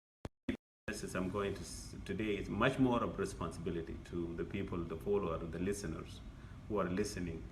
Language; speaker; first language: English; non-native, fluent; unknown